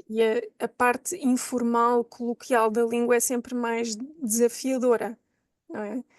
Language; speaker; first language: Portuguese; native; Portuguese